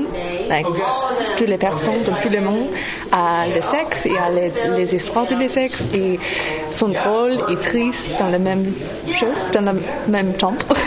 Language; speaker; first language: French; non-native, learner; English